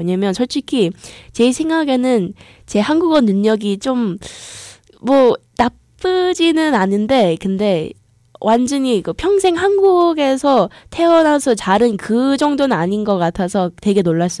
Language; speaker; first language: Korean; early bilingual, heritage; English